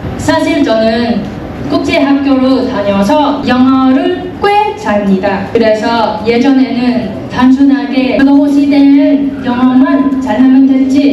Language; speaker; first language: Korean; non-native, fluent; Vietnamese